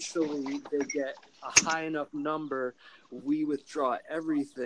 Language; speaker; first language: English; native; English